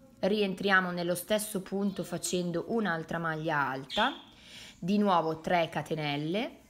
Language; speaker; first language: Italian; native; Italian